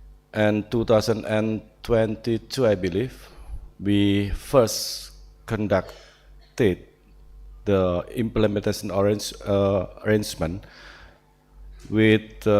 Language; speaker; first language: English; non-native, learner; Indonesian